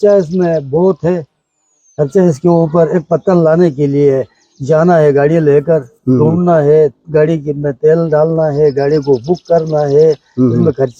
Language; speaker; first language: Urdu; non-native, local second language; Shina